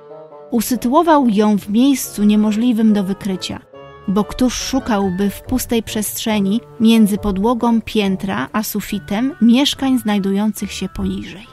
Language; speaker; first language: Polish; native; Polish